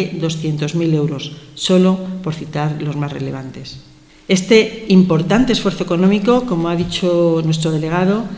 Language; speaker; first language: Spanish; native; Spanish